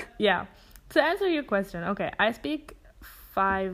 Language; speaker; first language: English; non-native, fluent; German